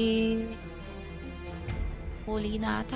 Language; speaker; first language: Filipino; non-native, learner; Chinese